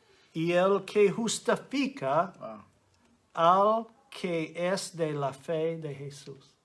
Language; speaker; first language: Spanish; non-native, fluent; English